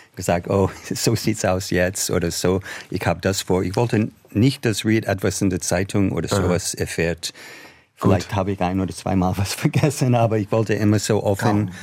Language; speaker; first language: German; non-native, fluent; Hungarian